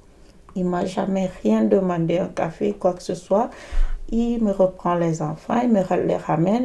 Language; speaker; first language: French; native; French